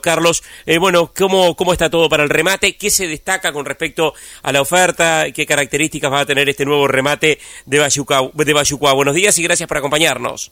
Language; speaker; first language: Spanish; native; Spanish